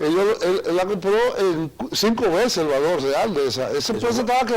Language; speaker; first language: Spanish; native; Spanish